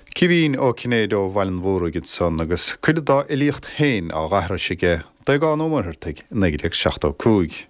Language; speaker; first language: Irish; native; Irish